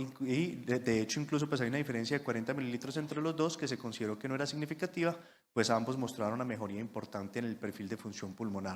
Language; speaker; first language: Spanish; native; Spanish